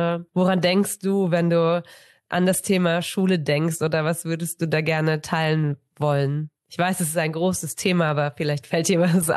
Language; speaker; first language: German; native; German